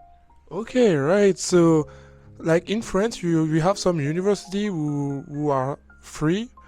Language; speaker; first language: English; non-native, learner; French